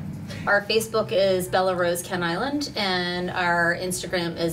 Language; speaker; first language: English; native; English